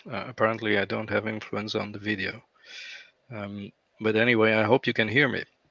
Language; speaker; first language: English; non-native, fluent; Dutch